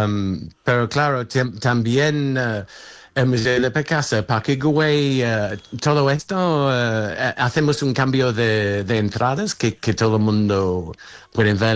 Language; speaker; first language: Spanish; non-native, fluent; English